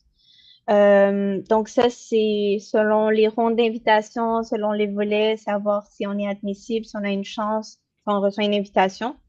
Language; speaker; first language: French; native; French